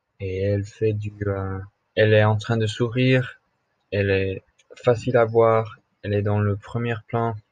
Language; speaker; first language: French; non-native, learner; English